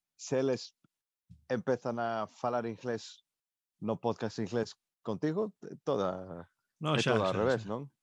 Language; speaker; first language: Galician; non-native, local second language; Spanish